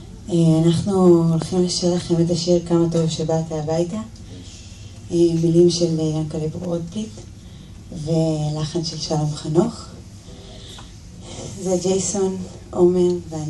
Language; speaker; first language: Hebrew; native; Hebrew